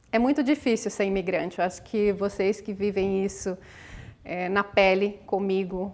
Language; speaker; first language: English; non-native, learner; Portuguese